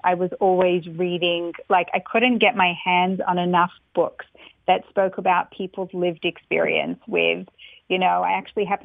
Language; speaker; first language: English; native; English